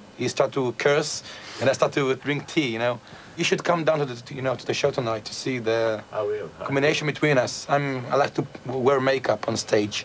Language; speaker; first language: English; non-native, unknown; Hebrew